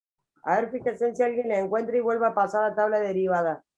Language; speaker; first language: Spanish; native; Spanish